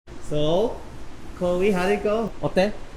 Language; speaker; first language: English; native; English